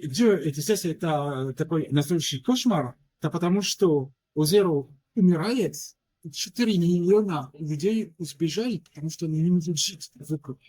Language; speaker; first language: Russian; non-native, learner; French